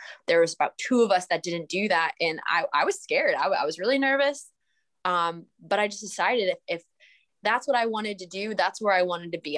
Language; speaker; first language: English; native; English